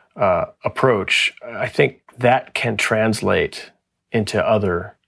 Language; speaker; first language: English; native; English